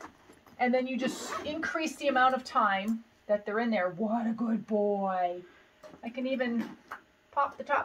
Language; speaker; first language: English; native; English